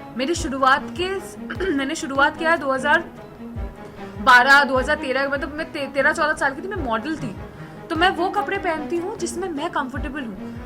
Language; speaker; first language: Hindi; non-native, local second language; Bangla